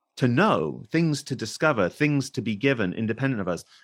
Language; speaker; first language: English; native; English